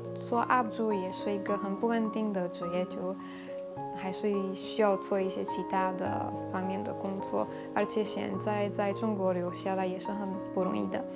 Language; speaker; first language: Chinese; non-native, fluent; Slovak